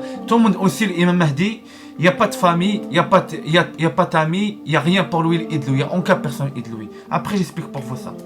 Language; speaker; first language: French; non-native, learner; Arabic